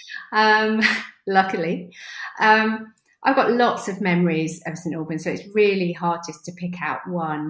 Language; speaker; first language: English; native; English